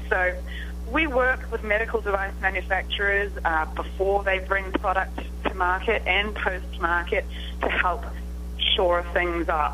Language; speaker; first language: English; native; English